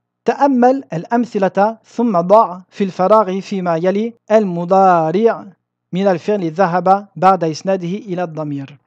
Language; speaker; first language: Arabic; non-native, fluent; French